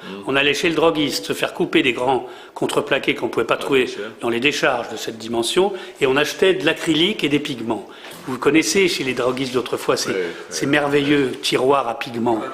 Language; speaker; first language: French; native; French